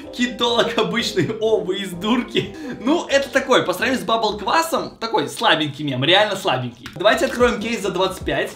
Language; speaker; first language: Russian; native; Russian